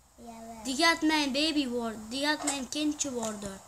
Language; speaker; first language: Dutch; early bilingual, other home language; Turkish